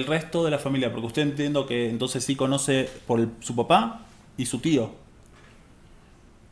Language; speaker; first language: Spanish; native; Spanish